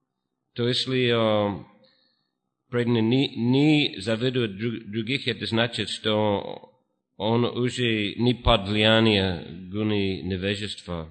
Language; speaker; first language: Russian; non-native, fluent; English